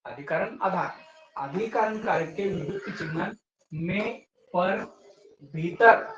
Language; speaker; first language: Hindi; non-native, local second language; Marathi